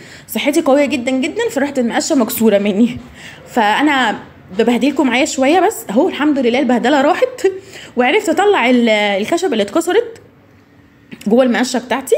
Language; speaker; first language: Arabic; native; Arabic